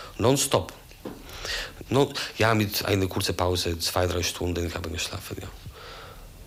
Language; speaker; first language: German; non-native, learner; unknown